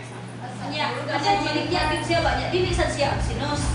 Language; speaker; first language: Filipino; non-native, local second language; Cebuano